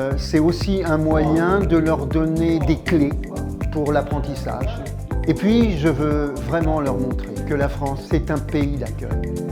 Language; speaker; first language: French; native; French